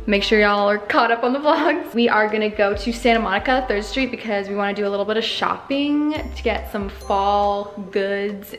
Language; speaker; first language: English; native; English